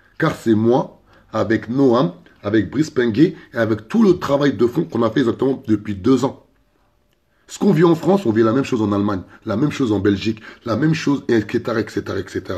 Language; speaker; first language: French; early bilingual, other home language; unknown